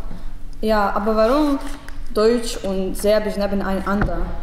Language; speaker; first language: German; non-native, learner; Serbian